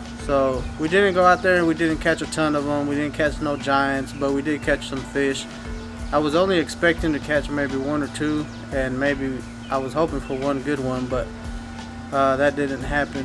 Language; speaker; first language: English; native; English